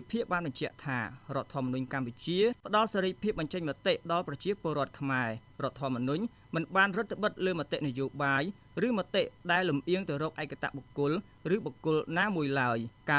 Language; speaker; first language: Khmer; native; Khmer